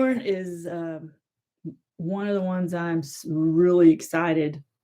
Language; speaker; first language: English; native; English